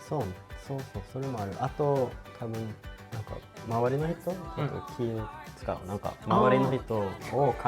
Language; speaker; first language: Japanese; non-native, fluent; Swedish